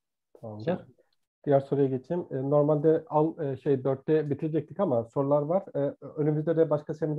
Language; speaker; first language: Turkish; native; Turkish